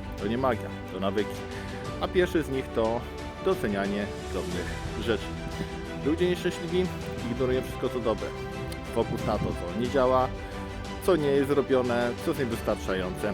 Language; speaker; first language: Polish; native; Polish